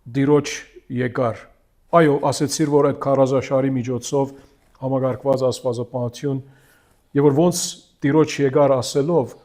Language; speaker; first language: Armenian; early bilingual, heritage; Armenian